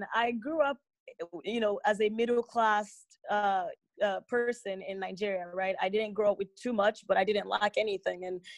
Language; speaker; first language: English; non-native, local second language; Igbo